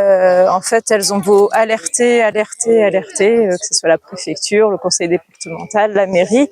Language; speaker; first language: French; native; French